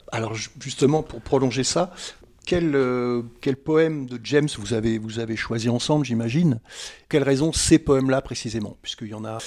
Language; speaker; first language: French; native; French